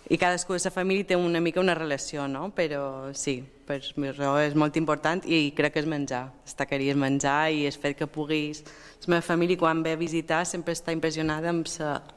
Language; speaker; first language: Catalan; early bilingual, other home language; English